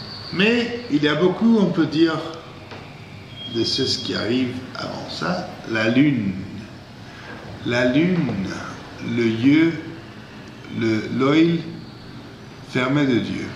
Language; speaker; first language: French; non-native, fluent; Spanish